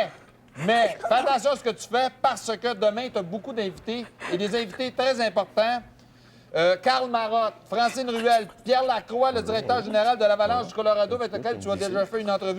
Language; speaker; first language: French; native; French